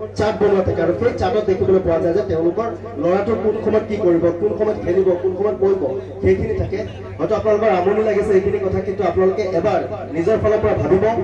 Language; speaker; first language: Assamese; non-native, local second language; Sylheti